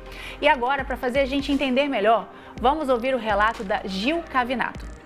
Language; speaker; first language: Portuguese; native; Portuguese